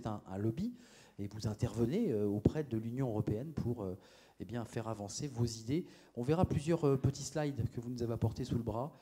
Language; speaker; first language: French; native; French